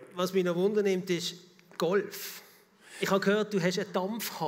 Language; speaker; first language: German; native; German